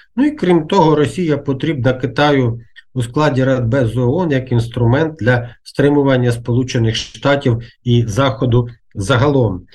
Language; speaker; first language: Ukrainian; native; Ukrainian